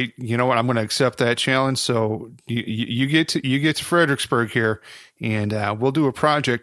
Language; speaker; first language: English; native; English